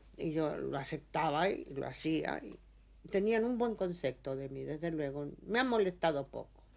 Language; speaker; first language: Spanish; native; Spanish